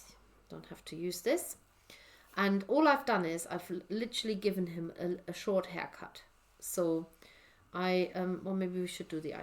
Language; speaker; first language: English; native; English